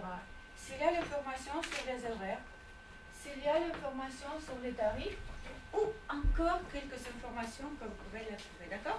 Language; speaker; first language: French; non-native, fluent; Russian